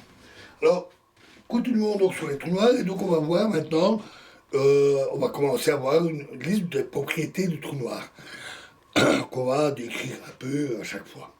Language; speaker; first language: French; native; French